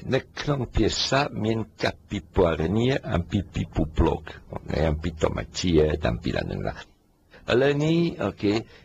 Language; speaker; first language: Khmer; non-native, fluent; French